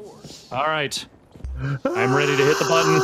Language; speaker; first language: English; native; English